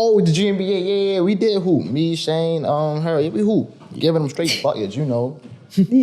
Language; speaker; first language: English; native; English